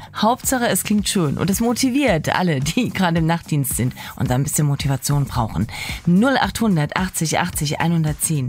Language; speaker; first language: German; native; German